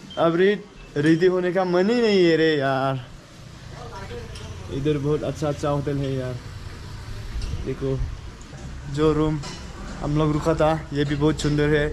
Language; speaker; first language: Hindi; non-native, local second language; Bodo